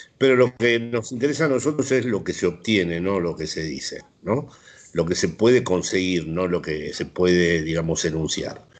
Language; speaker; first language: Spanish; native; Spanish